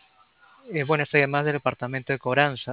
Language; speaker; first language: Spanish; native; Spanish